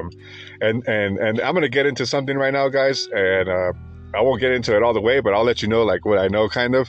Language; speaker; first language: English; native; English